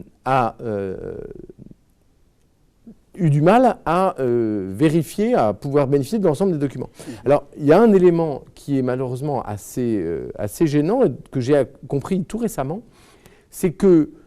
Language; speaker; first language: French; native; French